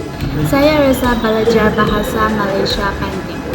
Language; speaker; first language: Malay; non-native, learner; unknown